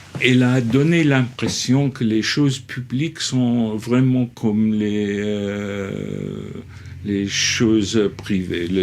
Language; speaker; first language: French; non-native, fluent; English